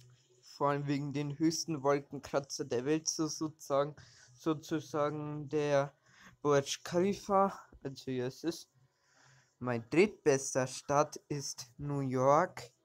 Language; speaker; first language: German; early bilingual, other home language; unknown